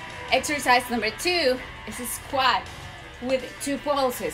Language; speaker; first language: English; non-native, fluent; Spanish